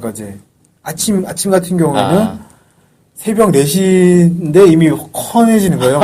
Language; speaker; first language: Korean; native; Korean